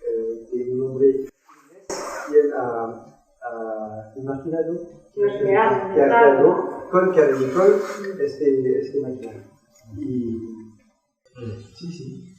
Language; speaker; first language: Spanish; non-native, learner; French